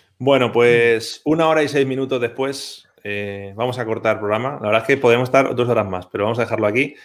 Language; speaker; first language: Spanish; native; Spanish